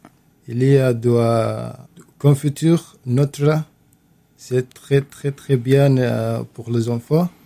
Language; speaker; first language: French; non-native, learner; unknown